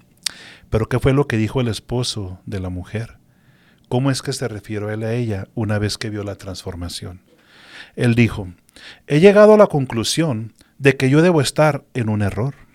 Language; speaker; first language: Spanish; native; Spanish